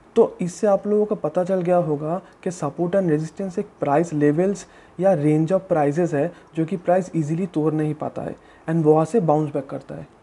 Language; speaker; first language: Hindi; native; Hindi